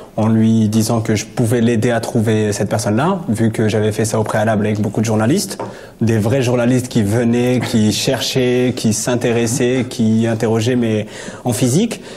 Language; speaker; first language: French; native; French